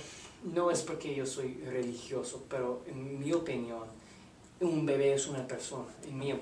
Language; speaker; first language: Spanish; non-native, learner; English